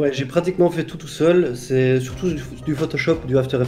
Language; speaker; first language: French; native; French